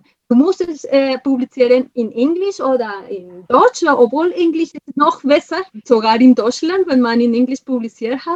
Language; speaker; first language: German; non-native, fluent; Spanish